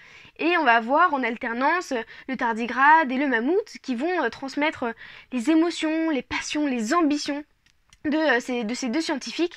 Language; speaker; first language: French; native; French